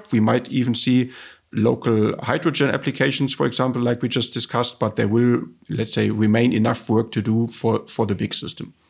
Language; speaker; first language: English; non-native, fluent; German